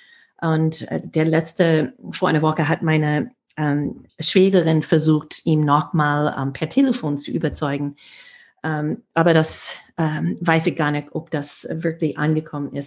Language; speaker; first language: German; non-native, fluent; English